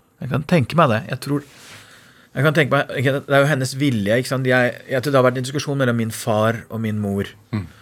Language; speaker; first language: Norwegian; non-native, fluent; Persian